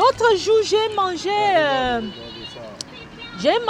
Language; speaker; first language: French; non-native, fluent; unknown